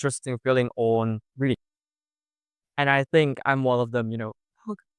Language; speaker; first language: English; non-native, fluent; Indonesian